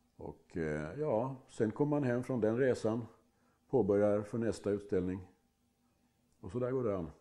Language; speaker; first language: Swedish; early bilingual, other home language; Finnish